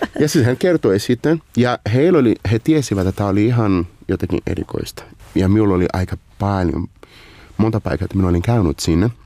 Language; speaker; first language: Finnish; non-native, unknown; Portuguese